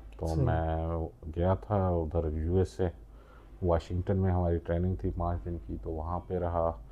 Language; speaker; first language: Urdu; non-native, local second language; Baluchi